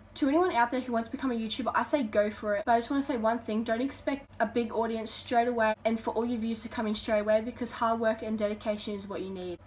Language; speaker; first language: English; native; English